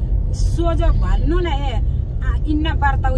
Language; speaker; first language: Nepali; non-native, local second language; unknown